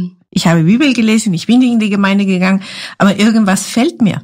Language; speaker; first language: German; non-native, fluent; Spanish